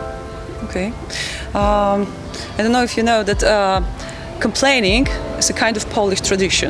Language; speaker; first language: English; non-native, fluent; Polish